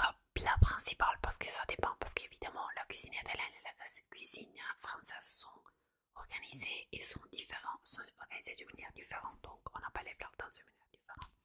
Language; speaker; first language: French; non-native, fluent; Italian